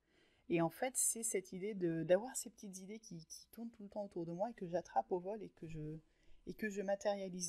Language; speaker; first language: French; native; French